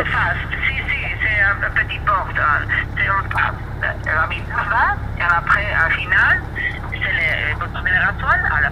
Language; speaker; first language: French; non-native, learner; Spanish